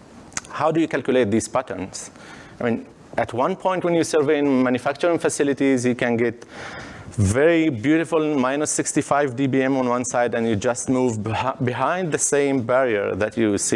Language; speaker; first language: English; non-native, fluent; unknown